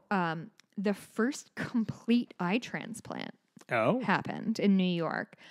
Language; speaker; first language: English; native; English